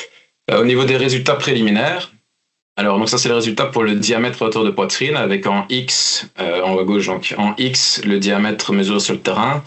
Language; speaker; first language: French; native; French